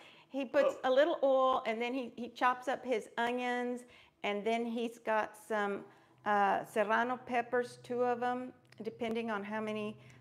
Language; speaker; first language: English; early bilingual, other home language; Spanish